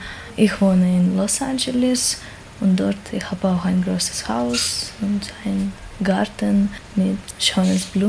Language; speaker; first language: German; non-native, learner; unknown